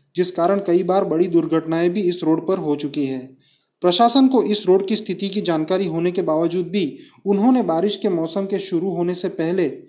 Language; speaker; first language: Hindi; non-native, local second language; Gujarati